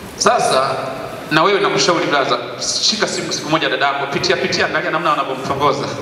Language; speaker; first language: Swahili; native; Swahili